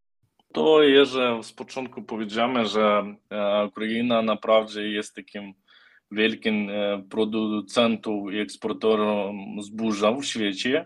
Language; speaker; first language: Polish; non-native, learner; Ukrainian